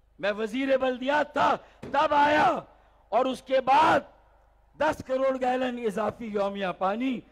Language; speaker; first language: Urdu; native; Urdu